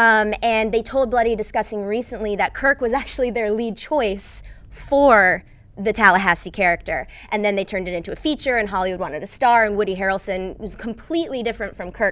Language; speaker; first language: English; native; English